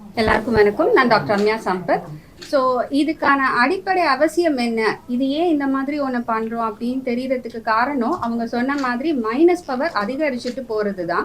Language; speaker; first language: Tamil; native; Tamil